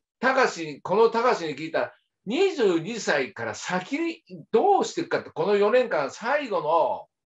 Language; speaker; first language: Japanese; native; Japanese